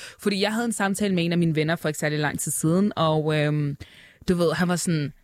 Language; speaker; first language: Danish; early bilingual, other home language; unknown